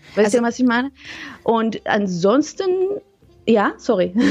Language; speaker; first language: German; non-native, fluent; Hebrew